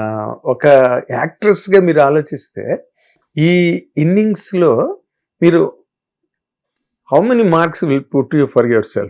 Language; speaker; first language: Telugu; native; Telugu